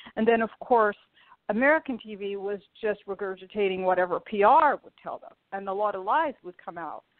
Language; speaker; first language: English; early bilingual, other home language; Portuguese